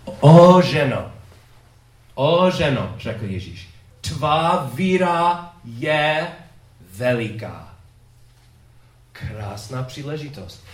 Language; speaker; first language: Czech; non-native, fluent; English